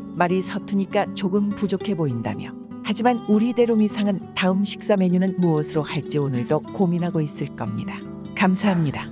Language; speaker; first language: Korean; native; Korean